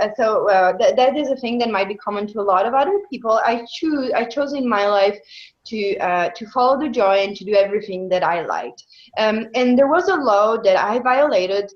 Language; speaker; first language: English; non-native, fluent; Italian